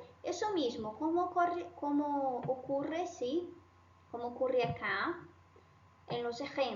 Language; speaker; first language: Spanish; non-native, fluent; Portuguese